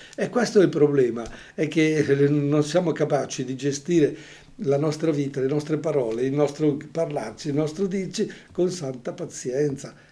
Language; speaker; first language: Italian; native; Italian